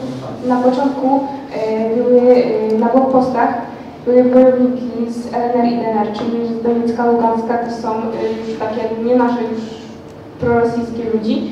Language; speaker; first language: Polish; non-native, learner; Ukrainian